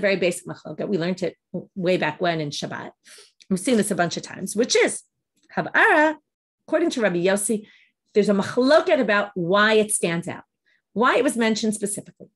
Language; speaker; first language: English; native; English